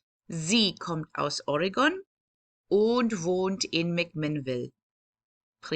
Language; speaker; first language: German; non-native, fluent; English